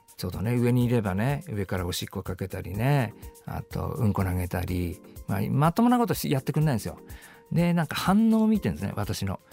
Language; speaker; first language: Japanese; native; Japanese